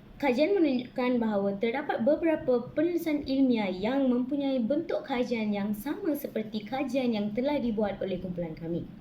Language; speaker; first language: Malay; non-native, local second language; Tamil